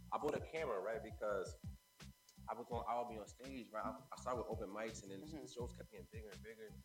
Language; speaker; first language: English; native; English